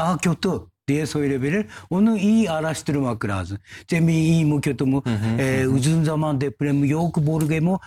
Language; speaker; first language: Turkish; non-native, learner; Japanese